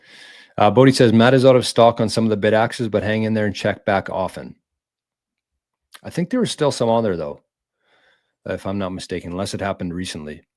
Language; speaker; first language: English; native; English